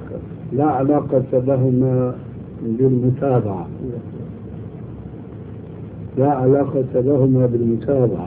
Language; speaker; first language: Arabic; early bilingual, other home language; Albanian